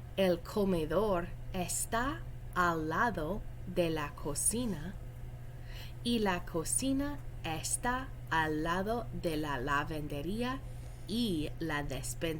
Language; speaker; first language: Spanish; non-native, fluent; English